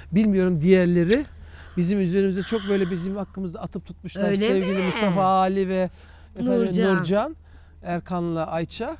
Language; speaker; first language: Turkish; native; Turkish